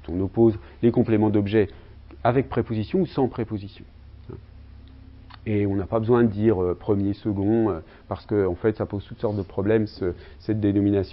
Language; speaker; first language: French; native; French